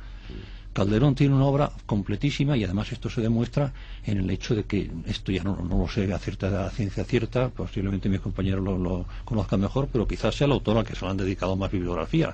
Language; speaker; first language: Spanish; native; Spanish